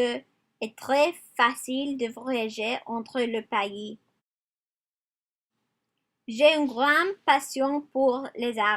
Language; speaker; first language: French; non-native, learner; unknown